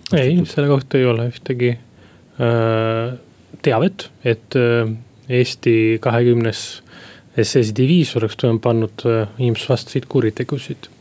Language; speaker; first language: Estonian; non-native, local second language; Russian